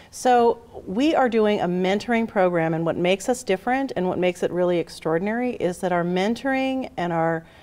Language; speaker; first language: English; native; English